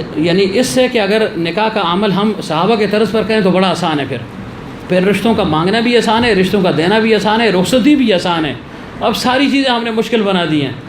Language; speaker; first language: Urdu; non-native, local second language; Pashto